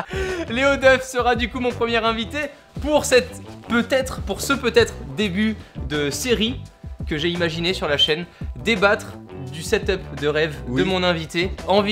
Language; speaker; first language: French; native; French